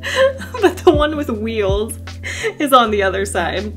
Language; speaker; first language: English; native; English